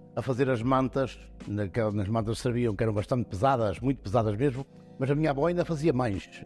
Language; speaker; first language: Portuguese; native; Portuguese